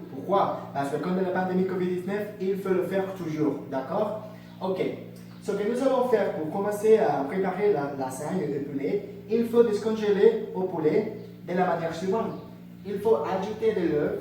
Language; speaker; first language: French; non-native, learner; Spanish